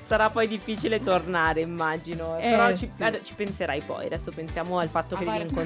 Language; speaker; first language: Italian; native; Italian